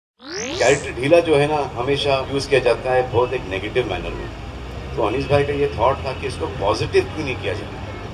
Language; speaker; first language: Hindi; native; Hindi